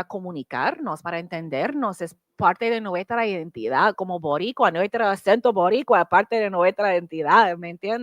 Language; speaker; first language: Spanish; early bilingual, heritage; English